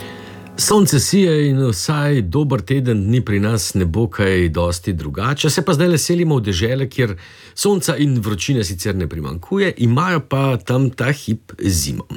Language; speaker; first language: Slovenian; native; Slovenian